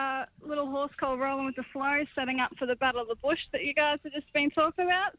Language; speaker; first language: English; native; English